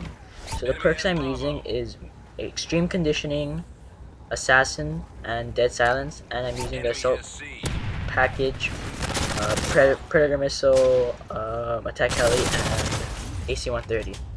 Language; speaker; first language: English; native; English